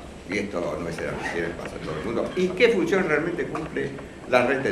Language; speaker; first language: Spanish; native; Spanish